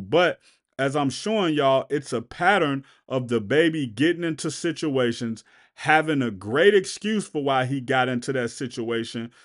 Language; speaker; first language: English; native; English